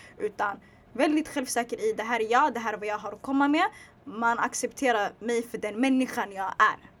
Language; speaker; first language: Swedish; early bilingual, other home language; Tigrinya